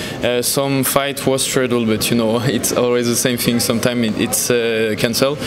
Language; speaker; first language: English; non-native, learner; French